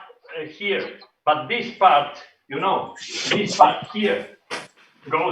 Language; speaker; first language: English; non-native, fluent; Serbian